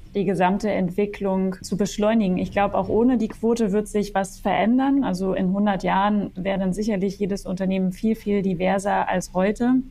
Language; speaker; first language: German; native; German